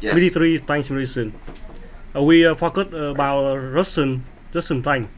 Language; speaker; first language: English; non-native, learner; Vietnamese